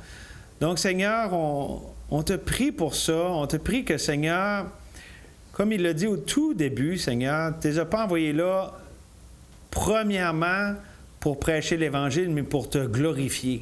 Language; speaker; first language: French; native; French